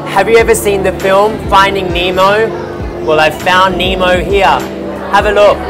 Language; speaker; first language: English; native; English